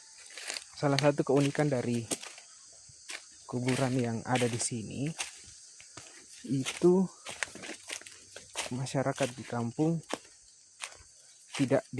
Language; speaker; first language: Indonesian; native; Indonesian